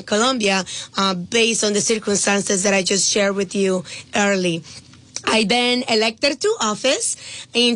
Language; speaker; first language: English; non-native, fluent; Spanish